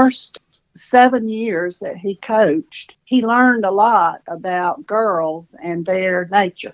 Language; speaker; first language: English; native; English